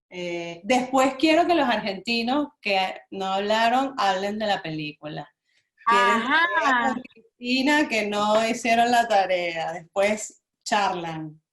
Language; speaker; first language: Spanish; native; Spanish